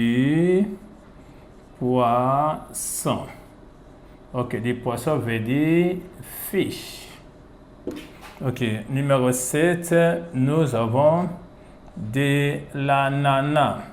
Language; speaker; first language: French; non-native, fluent; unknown